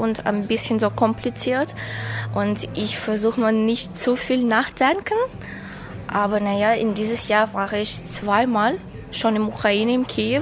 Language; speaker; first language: German; non-native, learner; Ukrainian